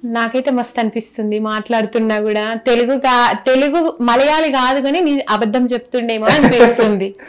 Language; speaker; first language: Telugu; native; Telugu